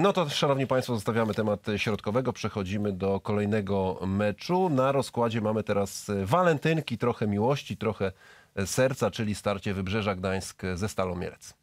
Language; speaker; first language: Polish; native; Polish